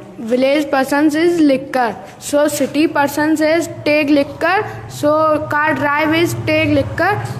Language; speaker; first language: English; non-native, local second language; Hindi